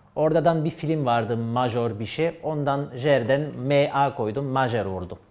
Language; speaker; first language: Turkish; non-native, fluent; French